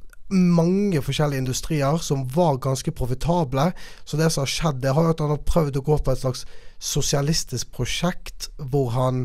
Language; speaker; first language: Norwegian; native; Norwegian